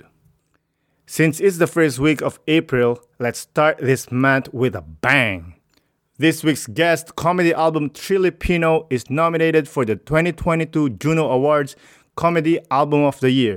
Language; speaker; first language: English; non-native, local second language; Filipino